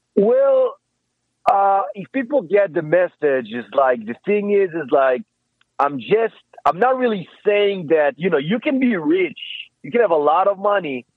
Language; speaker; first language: English; non-native, fluent; Hebrew